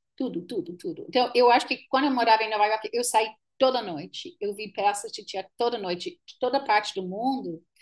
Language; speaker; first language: Portuguese; non-native, fluent; English